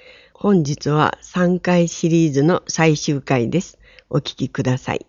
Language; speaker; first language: Japanese; native; Japanese